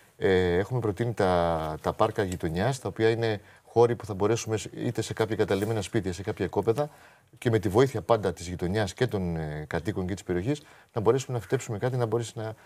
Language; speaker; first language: Greek; native; Greek